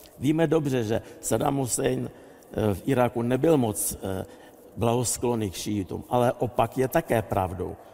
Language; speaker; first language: Czech; non-native, fluent; Russian